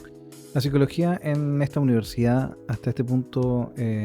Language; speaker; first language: Spanish; native; Spanish